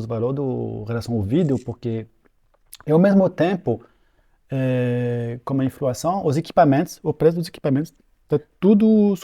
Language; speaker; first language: Portuguese; non-native, fluent; French